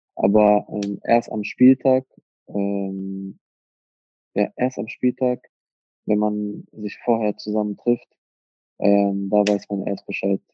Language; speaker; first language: German; native; German